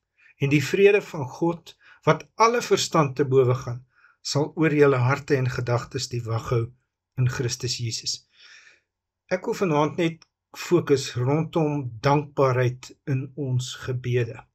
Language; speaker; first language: Afrikaans; native; Afrikaans